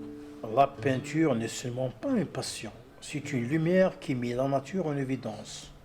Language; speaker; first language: French; non-native, local second language; Kabyle